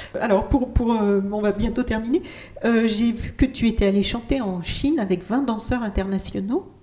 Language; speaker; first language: French; native; French